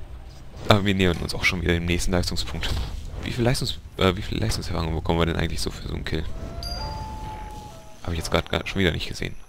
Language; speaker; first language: German; native; German